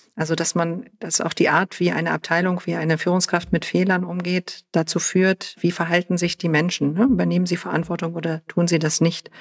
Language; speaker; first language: German; native; German